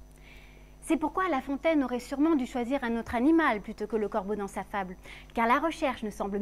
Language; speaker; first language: French; native; French